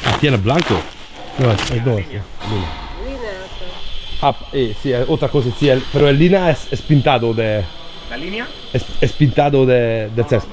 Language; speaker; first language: Spanish; non-native, learner; Hungarian